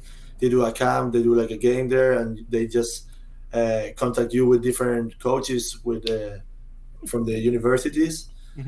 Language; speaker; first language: English; non-native, fluent; Spanish